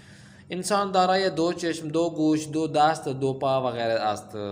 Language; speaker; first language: Persian; non-native, fluent; Urdu